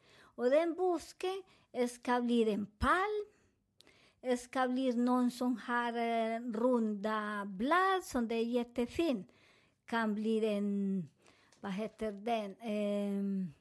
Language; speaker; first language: Swedish; non-native, learner; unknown